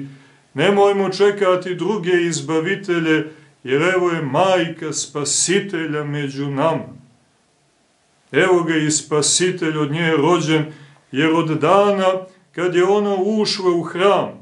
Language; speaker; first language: Serbian; native; Serbian